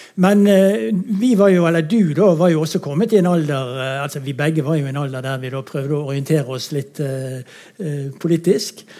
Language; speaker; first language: Norwegian; native; Norwegian